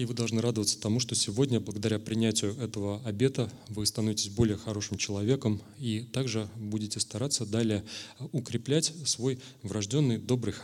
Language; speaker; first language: Russian; native; Russian